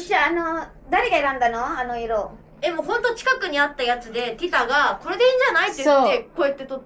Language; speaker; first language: Japanese; early bilingual, other home language; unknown